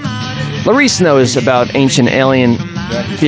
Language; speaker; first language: English; native; English